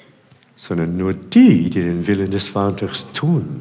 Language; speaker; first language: German; non-native, fluent; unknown